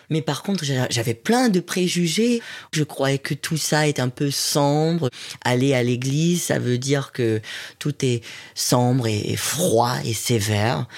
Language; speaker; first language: French; non-native, fluent; German